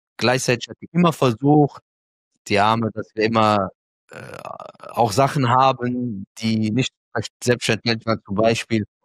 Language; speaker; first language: German; early bilingual, other home language; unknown